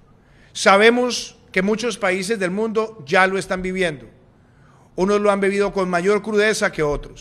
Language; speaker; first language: Spanish; native; Spanish